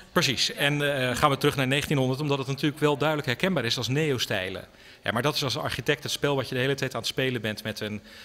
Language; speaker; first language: Dutch; native; Dutch